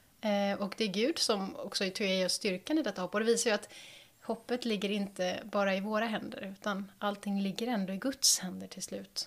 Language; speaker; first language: Swedish; native; Swedish